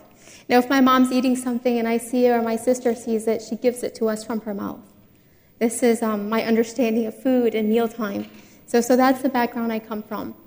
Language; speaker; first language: English; native; English